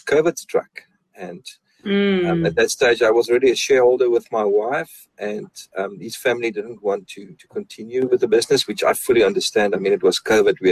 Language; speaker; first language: English; non-native, local second language; Afrikaans